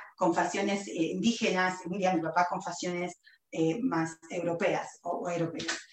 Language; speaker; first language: Spanish; native; Spanish